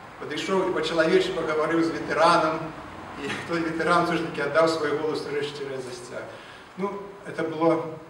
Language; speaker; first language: Belarusian; non-native, local second language; Russian